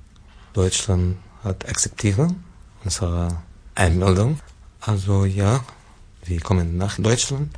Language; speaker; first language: German; non-native, learner; Arabic